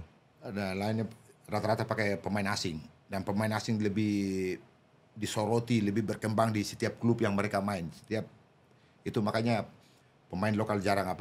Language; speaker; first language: Indonesian; non-native, local second language; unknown